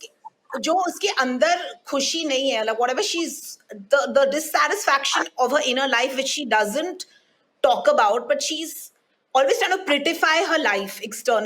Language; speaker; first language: English; non-native, local second language; Hindi